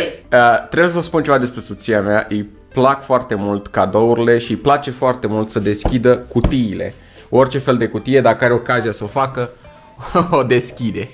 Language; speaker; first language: Romanian; native; Romanian